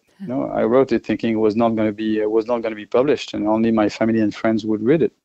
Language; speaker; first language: English; non-native, fluent; French